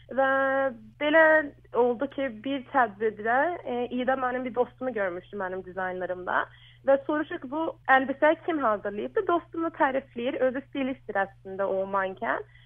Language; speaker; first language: Azerbaijani; early bilingual, heritage; Azerbaijani